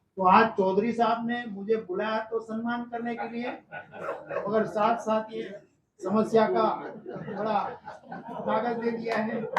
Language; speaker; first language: Hindi; non-native, local second language; Gujarati